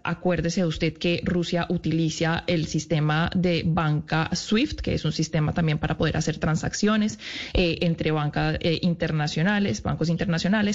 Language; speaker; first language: Spanish; native; Spanish